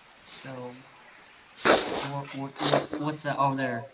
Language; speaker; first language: English; non-native, learner; Chinese